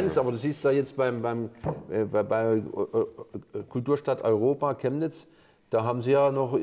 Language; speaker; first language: German; native; German